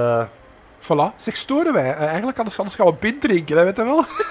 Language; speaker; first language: Dutch; native; Dutch